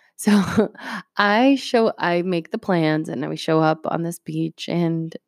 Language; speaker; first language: English; early bilingual, other home language; Spanish